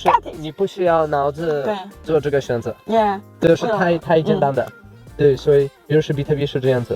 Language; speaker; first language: Chinese; non-native, learner; Polish